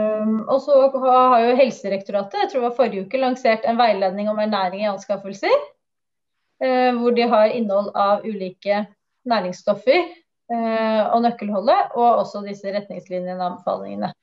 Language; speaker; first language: Norwegian; native; Norwegian